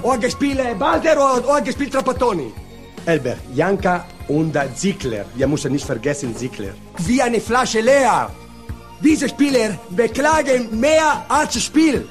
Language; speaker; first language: German; non-native, learner; Italian